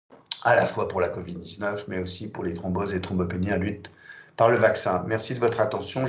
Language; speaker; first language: French; native; French